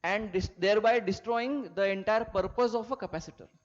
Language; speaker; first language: English; non-native, local second language; Marathi